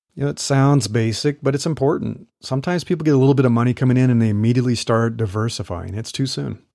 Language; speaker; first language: English; native; English